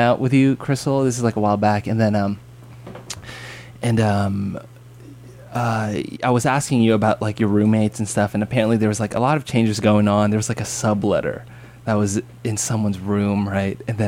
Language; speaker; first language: English; native; English